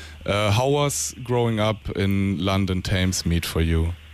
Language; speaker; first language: English; non-native, fluent; German